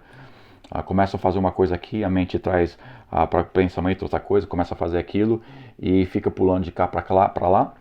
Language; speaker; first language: Portuguese; non-native, fluent; English